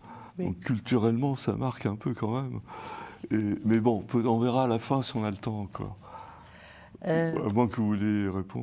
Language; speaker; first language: French; native; French